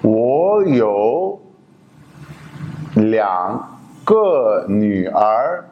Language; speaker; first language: Chinese; non-native, fluent; Urdu